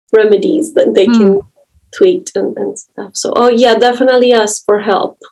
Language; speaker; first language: English; non-native, fluent; Spanish